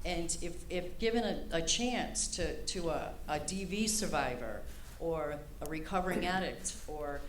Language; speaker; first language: English; native; English